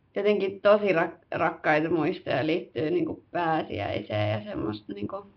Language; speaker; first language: Finnish; early bilingual, other home language; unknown